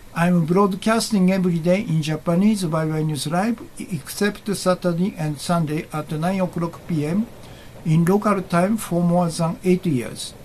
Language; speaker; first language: English; non-native, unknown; Japanese